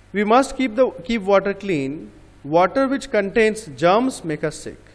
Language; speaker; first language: English; non-native, local second language; Bangla